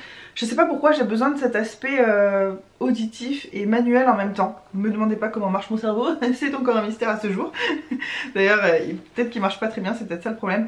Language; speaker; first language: French; native; French